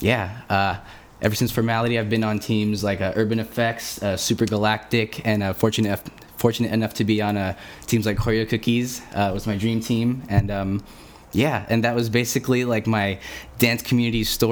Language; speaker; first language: English; native; English